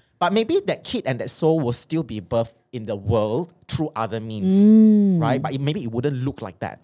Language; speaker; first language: English; non-native, local second language; Chinese